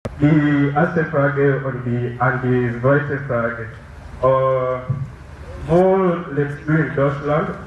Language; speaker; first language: German; non-native, learner; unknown